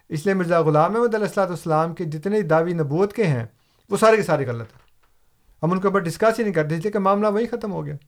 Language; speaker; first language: Urdu; non-native, local second language; Punjabi